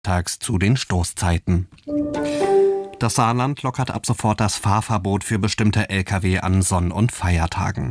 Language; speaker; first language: German; native; German